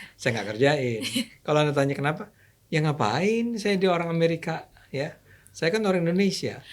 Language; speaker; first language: Indonesian; native; Indonesian